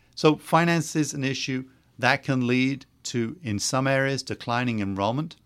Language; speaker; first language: English; native; English